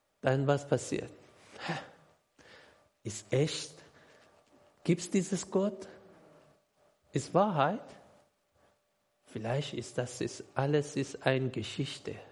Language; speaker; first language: German; non-native, learner; Persian